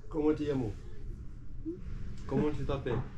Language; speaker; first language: Spanish; non-native, learner; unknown